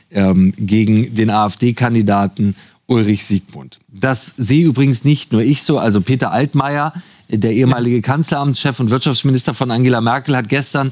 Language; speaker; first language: German; native; German